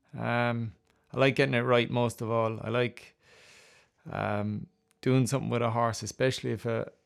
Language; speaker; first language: English; native; English